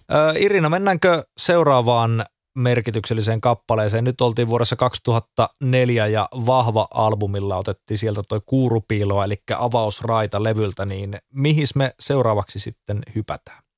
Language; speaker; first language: Finnish; native; Finnish